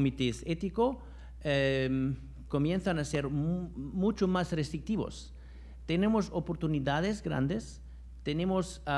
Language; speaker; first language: Spanish; non-native, fluent; German